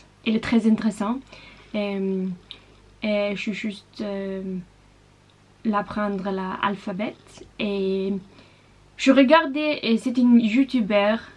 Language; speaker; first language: French; non-native, learner; Norwegian